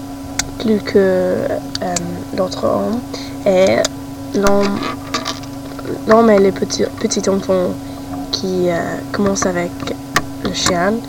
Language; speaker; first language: French; non-native, learner; English